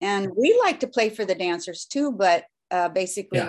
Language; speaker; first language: English; early bilingual, other home language; Norwegian